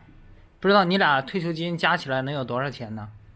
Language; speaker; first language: Chinese; native; Chinese